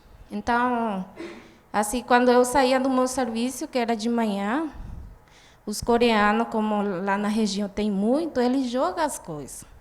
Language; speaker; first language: Portuguese; non-native, fluent; Guarani